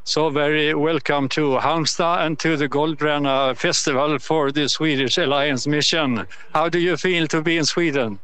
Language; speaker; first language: English; non-native, learner; Swedish